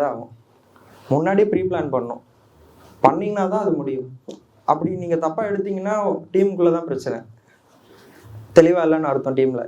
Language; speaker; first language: Tamil; native; Tamil